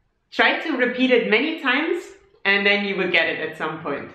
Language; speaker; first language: English; non-native, fluent; German